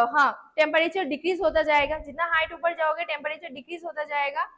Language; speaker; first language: Hindi; non-native, local second language; Bangla